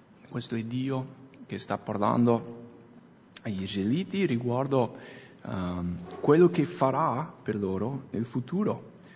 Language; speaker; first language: Italian; non-native, fluent; English